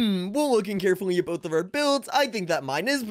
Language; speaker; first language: English; native; English